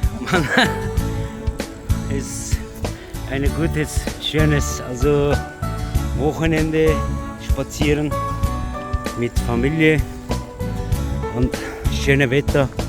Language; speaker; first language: German; non-native, learner; Turkish